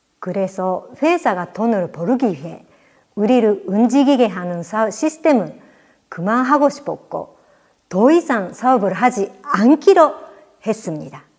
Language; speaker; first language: Korean; non-native, fluent; Japanese